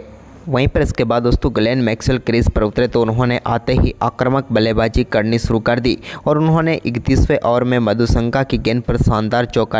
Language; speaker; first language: Hindi; native; Hindi